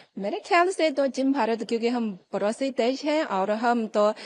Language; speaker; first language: Hindi; non-native, fluent; Chinese